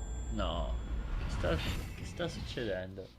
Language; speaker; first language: Italian; native; Italian